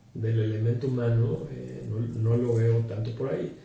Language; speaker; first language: Spanish; native; Spanish